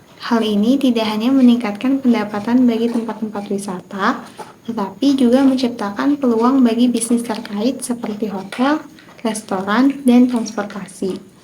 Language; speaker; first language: Indonesian; native; Indonesian